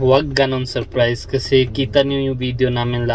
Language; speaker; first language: Filipino; non-native, learner; Punjabi